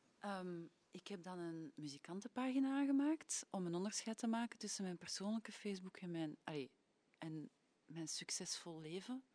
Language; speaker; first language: Dutch; native; Dutch